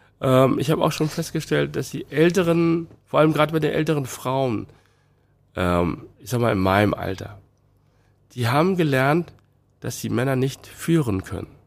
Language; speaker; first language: German; early bilingual, other home language; Chinese